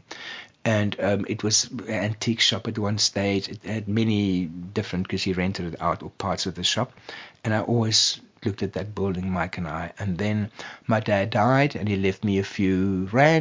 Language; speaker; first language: English; non-native, local second language; Afrikaans